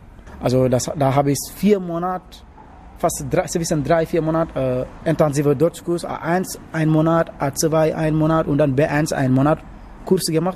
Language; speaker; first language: German; non-native, learner; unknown